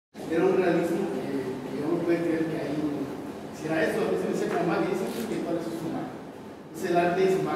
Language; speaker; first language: Spanish; native; Spanish